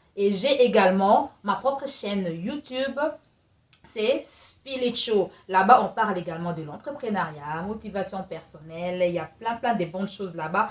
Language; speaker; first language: French; non-native, local second language; Lingala